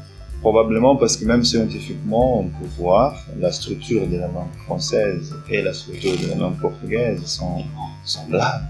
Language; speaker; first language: French; non-native, fluent; Portuguese